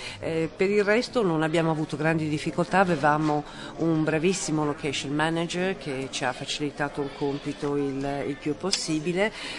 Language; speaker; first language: Italian; native; Italian